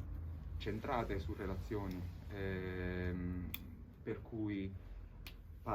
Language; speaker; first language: Italian; native; Italian